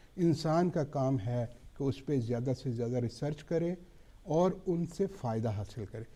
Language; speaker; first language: Urdu; native; Urdu